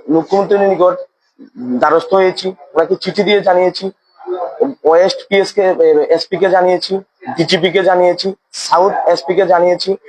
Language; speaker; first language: Bangla; native; Bangla